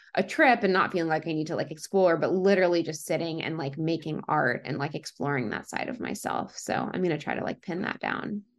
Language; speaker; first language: English; native; English